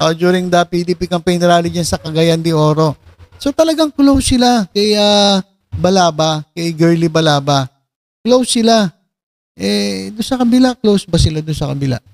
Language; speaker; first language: Filipino; native; Filipino